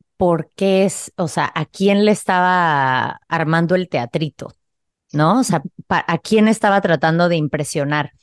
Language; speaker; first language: Spanish; native; Spanish